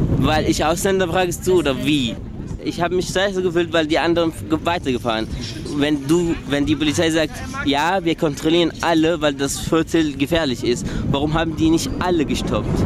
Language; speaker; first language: German; early bilingual, other home language; Arabic